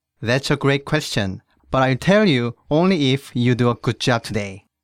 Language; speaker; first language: English; early bilingual, other home language; Korean